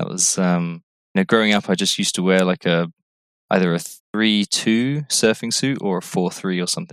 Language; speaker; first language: English; native; English